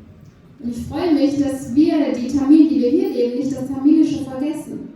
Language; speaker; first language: German; early bilingual, other home language; Tamil